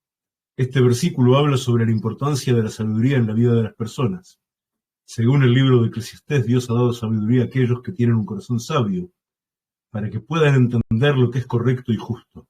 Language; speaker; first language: Spanish; native; Spanish